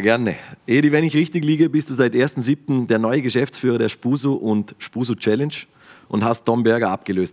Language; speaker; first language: German; native; German